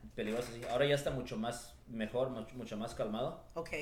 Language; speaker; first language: Spanish; early bilingual, heritage; Spanish